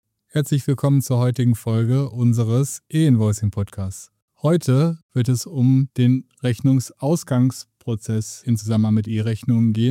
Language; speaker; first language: German; native; German